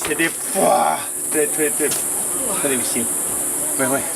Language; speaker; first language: French; non-native, learner; Spanish